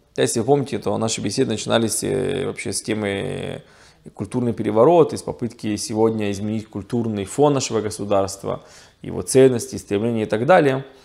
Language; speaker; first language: Russian; early bilingual, heritage; Russian